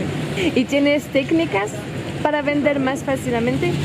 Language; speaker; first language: Spanish; non-native, learner; French